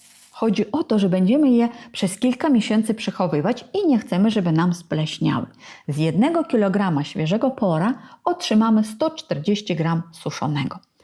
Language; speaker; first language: Polish; non-native, fluent; Ukrainian